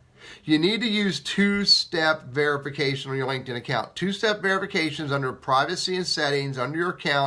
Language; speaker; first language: English; native; English